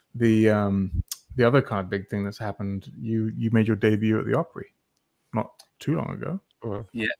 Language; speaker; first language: English; native; English